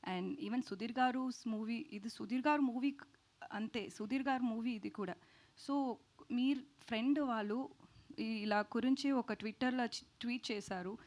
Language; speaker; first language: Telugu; non-native, learner; Tamil